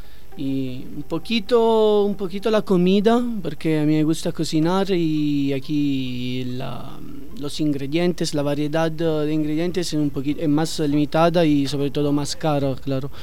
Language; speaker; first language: Spanish; non-native, learner; Italian